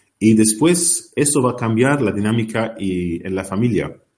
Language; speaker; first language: Spanish; non-native, learner; Arabic